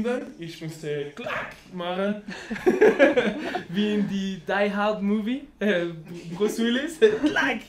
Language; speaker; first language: German; non-native, learner; French